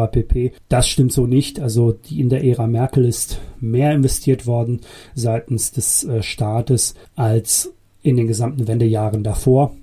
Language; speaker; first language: German; early bilingual, other home language; Bosnian